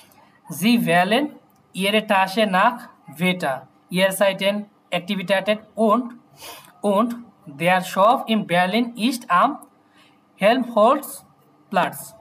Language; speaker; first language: German; non-native, fluent; Bangla